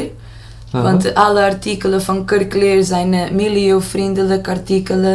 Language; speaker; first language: Dutch; non-native, learner; Portuguese